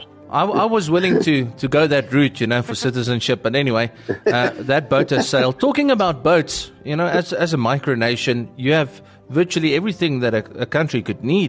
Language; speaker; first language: English; non-native, local second language; Afrikaans